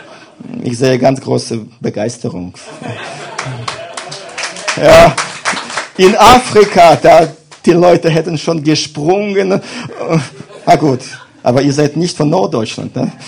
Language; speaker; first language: German; non-native, fluent; Russian